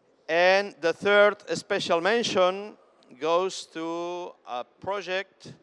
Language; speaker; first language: English; non-native, fluent; Catalan